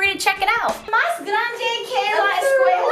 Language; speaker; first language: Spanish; non-native, fluent; English